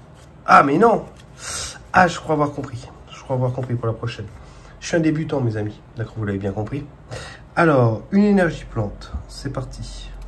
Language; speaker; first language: French; native; French